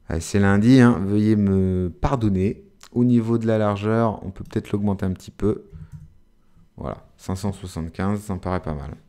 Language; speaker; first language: French; native; French